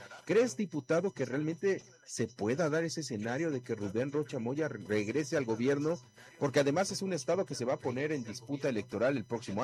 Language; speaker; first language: Spanish; native; Spanish